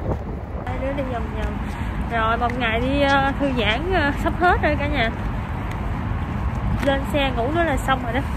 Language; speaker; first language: Vietnamese; native; Vietnamese